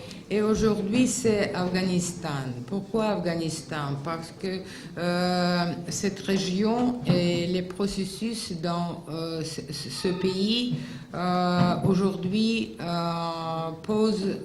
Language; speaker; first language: French; non-native, fluent; Russian